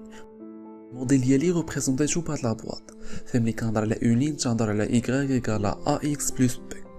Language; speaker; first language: Arabic; native; Arabic